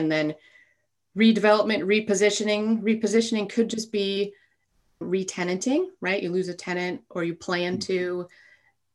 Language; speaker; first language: English; native; English